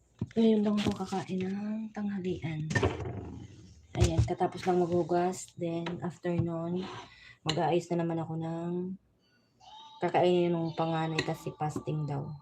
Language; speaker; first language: Filipino; non-native, local second language; Bikol